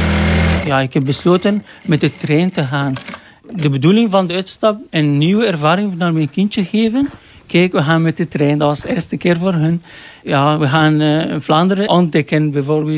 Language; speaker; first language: Dutch; non-native, learner; Arabic